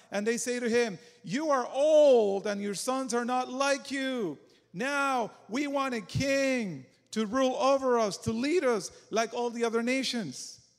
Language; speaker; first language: English; non-native, fluent; Spanish